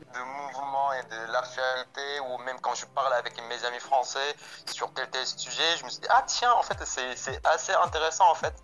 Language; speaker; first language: French; non-native, fluent; Korean